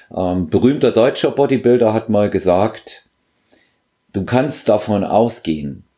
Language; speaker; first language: German; native; German